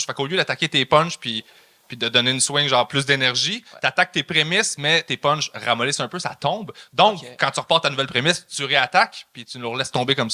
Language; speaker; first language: French; native; French